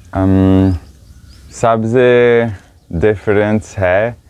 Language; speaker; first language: Hindi; non-native, learner; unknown